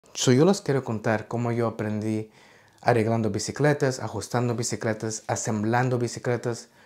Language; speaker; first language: Spanish; early bilingual, heritage; Spanish